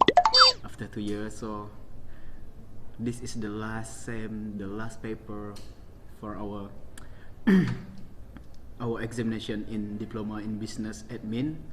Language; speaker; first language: English; non-native, learner; Malay